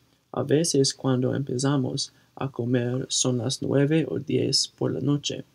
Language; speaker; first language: Spanish; early bilingual, heritage; Spanish